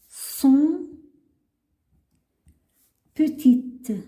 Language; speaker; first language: French; non-native, local second language; Arabic